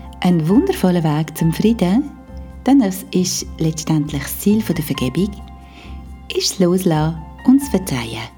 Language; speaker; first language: German; native; German